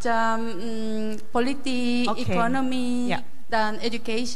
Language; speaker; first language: Indonesian; non-native, fluent; Korean